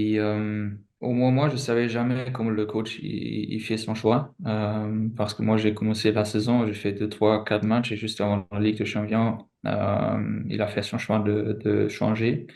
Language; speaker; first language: French; non-native, fluent; German